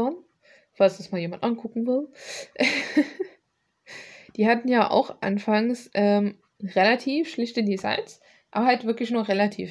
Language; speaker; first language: German; native; German